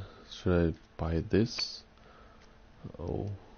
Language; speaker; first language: English; non-native, learner; German